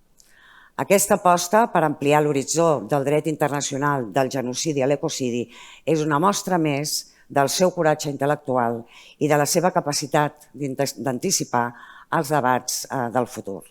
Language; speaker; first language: Catalan; native; Catalan